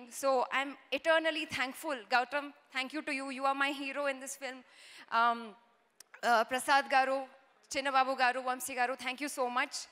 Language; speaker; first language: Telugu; non-native, learner; Kannada